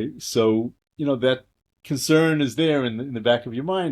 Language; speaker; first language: English; native; English